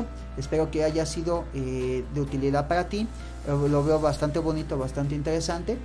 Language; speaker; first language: Spanish; native; Spanish